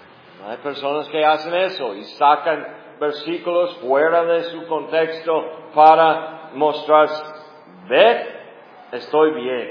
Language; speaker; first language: Spanish; non-native, fluent; English